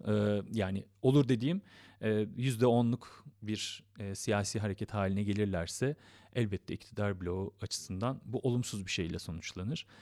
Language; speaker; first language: Turkish; native; Turkish